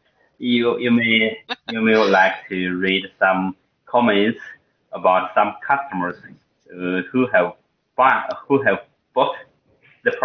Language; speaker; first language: English; non-native, learner; Chinese